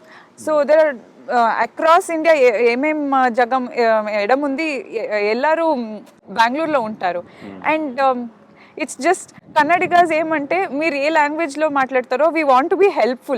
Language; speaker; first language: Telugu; non-native, local second language; Kannada